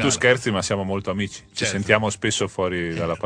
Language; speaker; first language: Italian; native; Italian